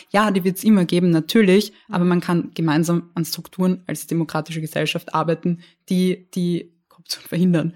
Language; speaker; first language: German; native; German